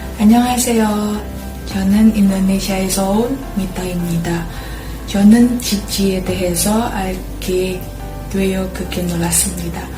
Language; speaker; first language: Korean; non-native, fluent; Indonesian